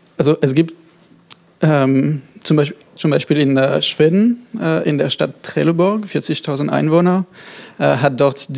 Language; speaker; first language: German; non-native, fluent; French